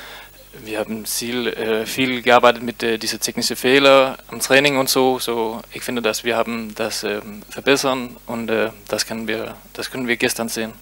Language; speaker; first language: German; non-native, learner; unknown